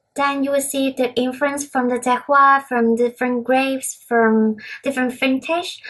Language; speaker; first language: English; non-native, local second language; Cantonese